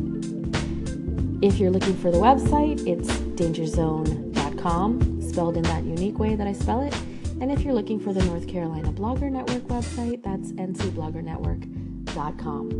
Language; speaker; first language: English; native; English